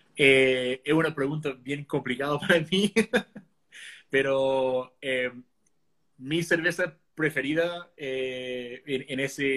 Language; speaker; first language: Spanish; non-native, fluent; English